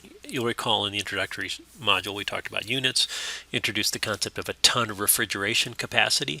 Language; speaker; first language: English; native; English